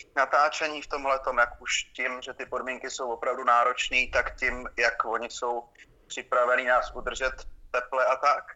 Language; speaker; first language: Czech; native; Czech